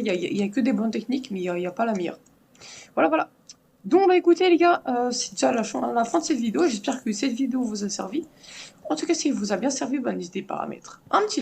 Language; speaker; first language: French; native; French